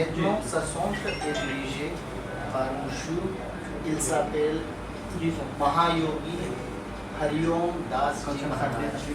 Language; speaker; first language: French; non-native, learner; Hindi